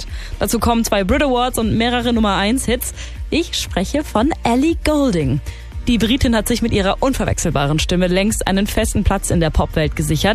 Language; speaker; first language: German; native; German